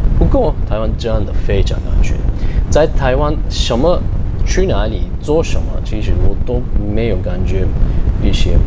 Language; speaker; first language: Chinese; non-native, fluent; Turkish